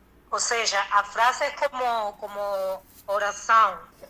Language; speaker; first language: Portuguese; non-native, learner; Spanish